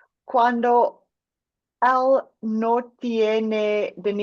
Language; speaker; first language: Spanish; non-native, learner; English